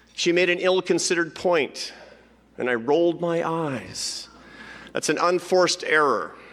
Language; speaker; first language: English; native; English